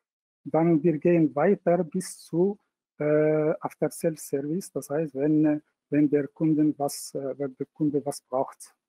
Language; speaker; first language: German; non-native, fluent; Arabic